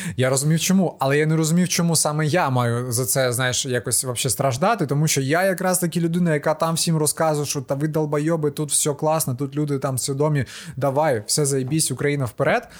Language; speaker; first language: Ukrainian; non-native, local second language; Russian